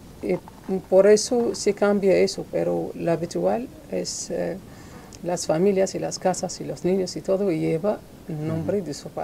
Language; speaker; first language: Spanish; non-native, local second language; Arabic